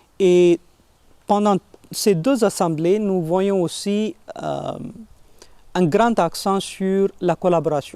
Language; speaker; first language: French; non-native, fluent; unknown